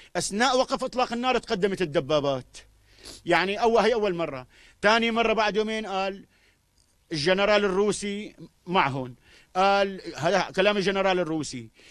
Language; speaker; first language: Arabic; native; Arabic